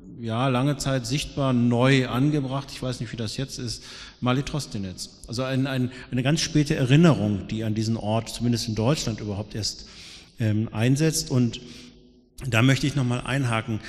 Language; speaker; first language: German; native; German